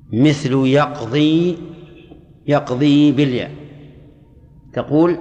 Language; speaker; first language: Arabic; native; Arabic